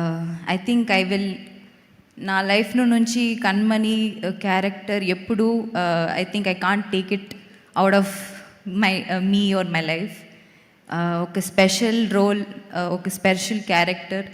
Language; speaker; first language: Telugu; non-native, fluent; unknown